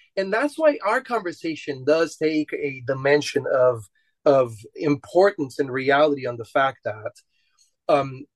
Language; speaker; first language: English; non-native, fluent; Romanian